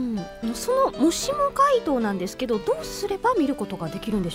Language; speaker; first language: Japanese; native; Japanese